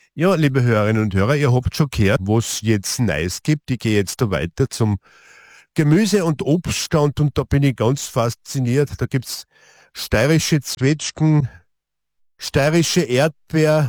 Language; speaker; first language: German; native; German